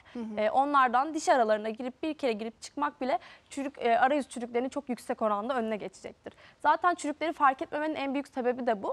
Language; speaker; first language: Turkish; native; Turkish